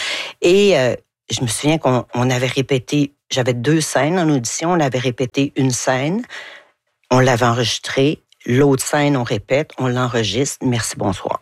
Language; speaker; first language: French; native; French